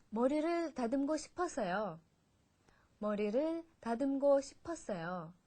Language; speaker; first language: Korean; non-native, fluent; Russian